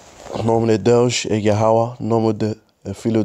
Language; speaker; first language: Portuguese; non-native, learner; Spanish